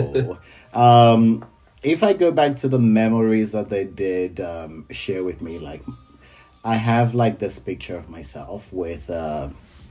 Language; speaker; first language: English; non-native, local second language; Yoruba